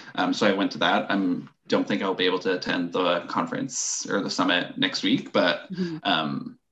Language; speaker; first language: English; non-native, fluent; French